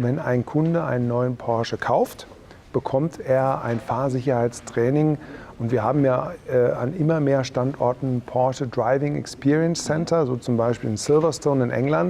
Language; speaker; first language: German; native; German